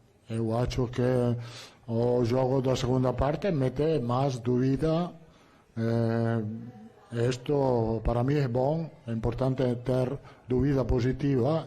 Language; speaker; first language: Portuguese; non-native, learner; Italian